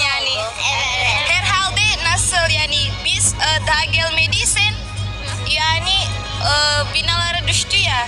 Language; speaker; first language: Turkish; non-native, learner; Indonesian